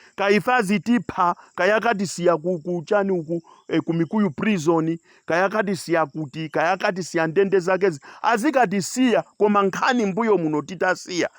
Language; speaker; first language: Nyanja; non-native, local second language; Tumbuka